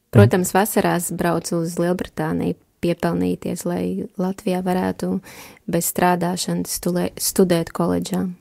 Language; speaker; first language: Latvian; native; Latvian